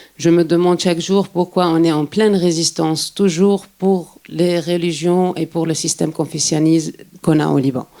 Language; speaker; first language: French; non-native, local second language; Arabic